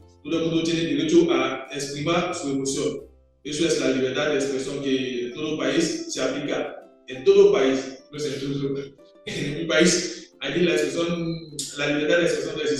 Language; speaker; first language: Spanish; non-native, learner; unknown